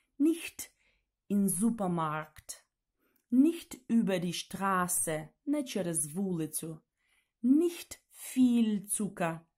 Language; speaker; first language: German; non-native, fluent; Ukrainian